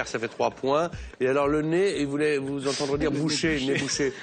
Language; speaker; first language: French; native; French